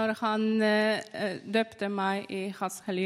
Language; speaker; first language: Norwegian; non-native, fluent; Polish